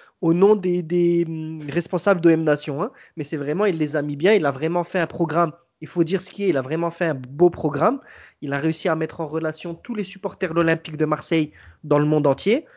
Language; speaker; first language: French; native; French